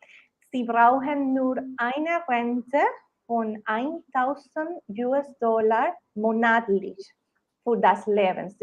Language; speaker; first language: German; non-native, learner; Spanish